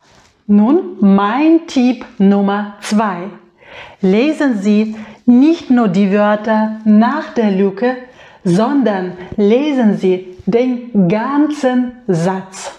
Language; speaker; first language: German; non-native, fluent; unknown